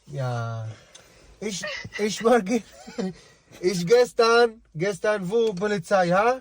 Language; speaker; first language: German; non-native, learner; Arabic